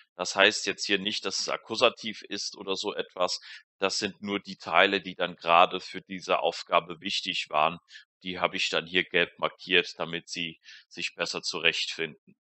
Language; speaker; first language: German; native; German